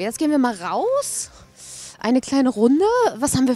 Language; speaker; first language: German; native; German